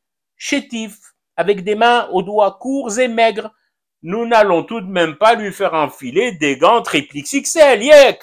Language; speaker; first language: French; non-native, local second language; Arabic